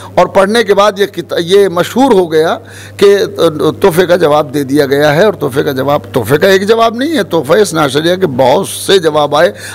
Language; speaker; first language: Hindi; native; Hindi